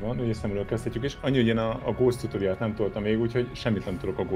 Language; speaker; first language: Hungarian; native; Hungarian